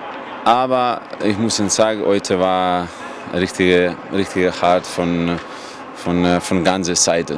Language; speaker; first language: German; non-native, learner; Russian